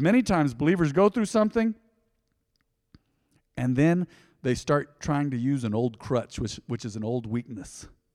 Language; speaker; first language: English; early bilingual, other home language; Spanish